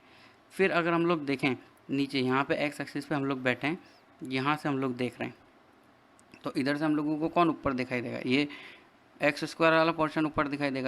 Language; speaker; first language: Hindi; native; Hindi